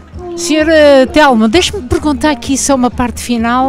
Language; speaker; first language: Portuguese; native; Portuguese